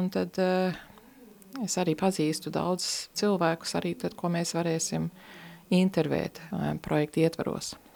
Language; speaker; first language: Latvian; early bilingual, heritage; Latvian